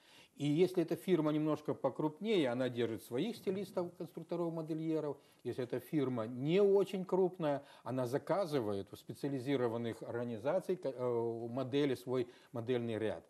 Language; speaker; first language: Russian; native; Russian